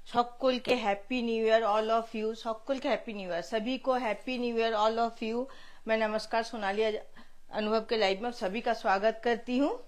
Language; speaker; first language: Hindi; non-native, local second language; Bangla